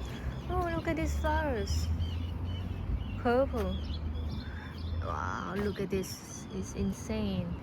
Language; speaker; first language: English; non-native, learner; Thai